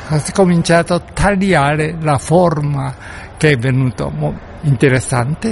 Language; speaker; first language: Italian; non-native, learner; Japanese